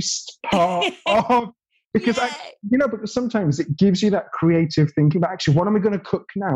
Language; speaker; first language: English; native; English